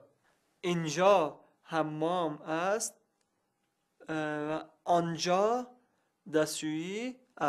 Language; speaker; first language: Persian; non-native, learner; Arabic